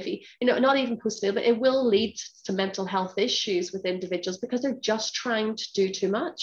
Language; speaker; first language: English; native; English